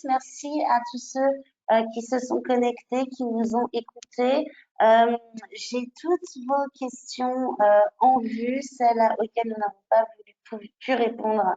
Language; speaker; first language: French; native; French